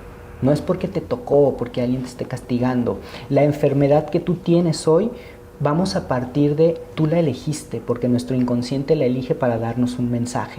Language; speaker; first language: Spanish; native; Spanish